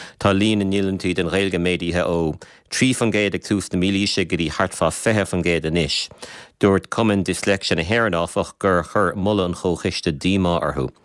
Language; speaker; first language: Irish; native; Irish